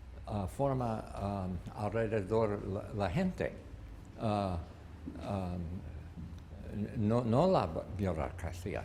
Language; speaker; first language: Spanish; non-native, learner; English